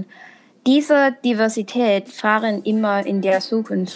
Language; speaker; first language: German; non-native, fluent; Thai